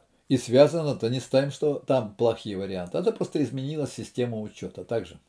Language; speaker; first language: Russian; native; Russian